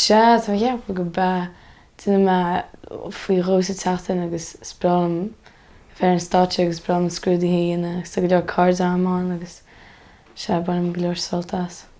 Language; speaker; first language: Irish; native; Irish